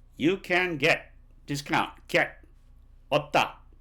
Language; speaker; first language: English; non-native, fluent; Korean